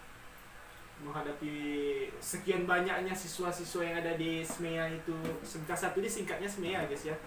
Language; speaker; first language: Indonesian; native; Indonesian